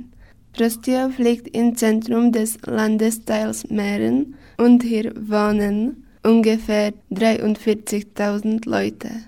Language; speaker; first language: German; non-native, learner; Czech